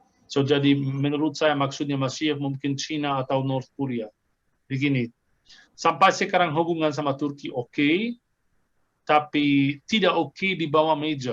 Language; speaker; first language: Indonesian; non-native, fluent; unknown